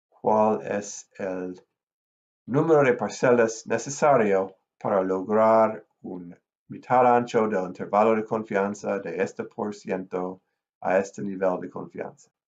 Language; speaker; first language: Spanish; non-native, fluent; English